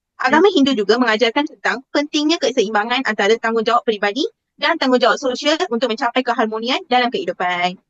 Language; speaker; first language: Malay; non-native, local second language; Tamil